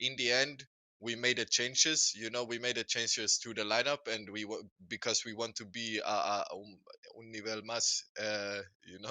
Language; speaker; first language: English; non-native, fluent; Swedish